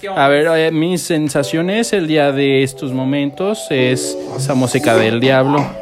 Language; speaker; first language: Spanish; native; Spanish